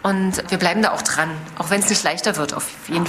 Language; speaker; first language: German; native; German